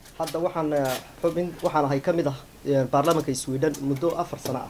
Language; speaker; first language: Swedish; non-native, fluent; Somali